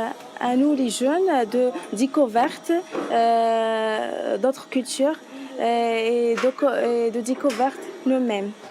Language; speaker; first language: French; non-native, learner; Arabic